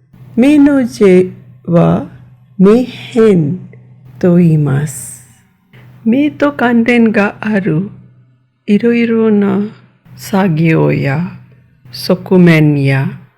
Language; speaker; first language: Japanese; non-native, fluent; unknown